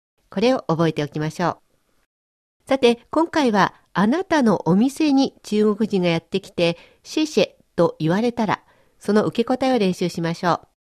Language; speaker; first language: Japanese; native; Japanese